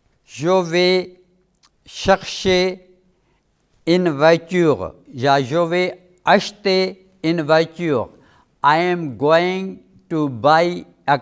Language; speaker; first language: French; non-native, fluent; Urdu